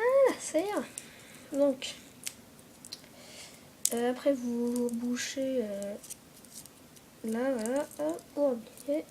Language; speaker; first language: French; native; French